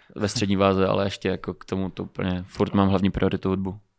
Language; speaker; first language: Czech; early bilingual, other home language; Romanian